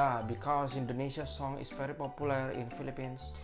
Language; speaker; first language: English; non-native, learner; Indonesian